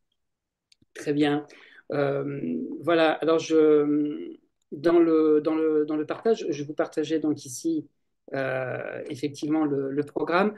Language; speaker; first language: French; native; French